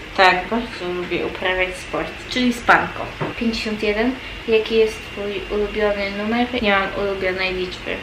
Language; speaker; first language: Polish; native; Polish